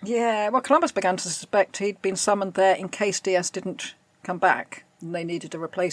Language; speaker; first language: English; native; English